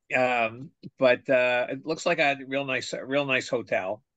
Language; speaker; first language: English; native; English